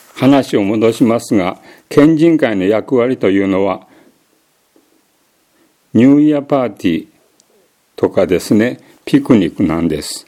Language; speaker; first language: Japanese; native; Japanese